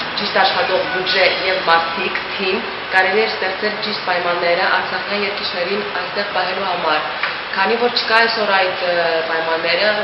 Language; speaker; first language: Armenian; native; Armenian